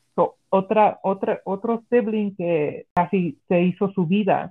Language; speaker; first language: Spanish; early bilingual, heritage; Spanish